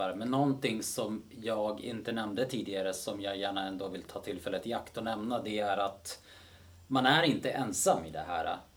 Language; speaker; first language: Swedish; early bilingual, other home language; Bosnian